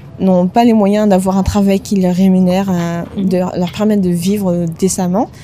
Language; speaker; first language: French; native; French